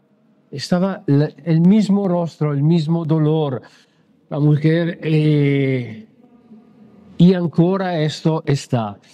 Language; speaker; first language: Spanish; non-native, learner; Italian